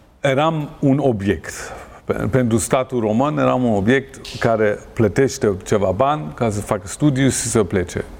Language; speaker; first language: Romanian; non-native, fluent; German